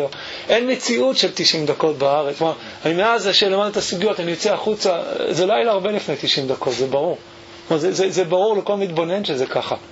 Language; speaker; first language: Hebrew; early bilingual, other home language; English